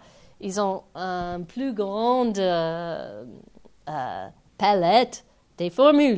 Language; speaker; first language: French; non-native, fluent; English